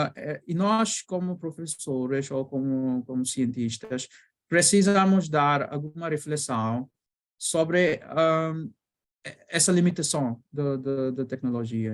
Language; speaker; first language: Portuguese; non-native, learner; Bangla